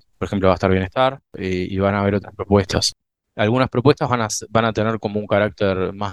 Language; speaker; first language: Spanish; native; Spanish